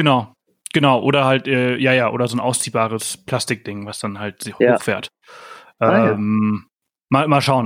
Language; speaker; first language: German; native; German